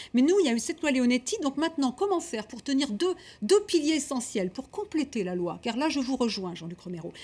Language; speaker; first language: French; native; French